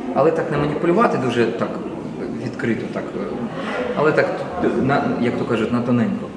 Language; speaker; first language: Ukrainian; non-native, local second language; Russian